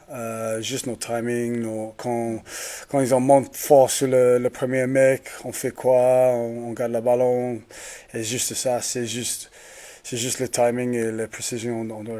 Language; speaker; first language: French; non-native, learner; English